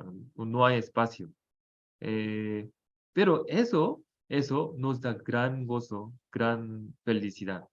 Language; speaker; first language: Spanish; non-native, fluent; Korean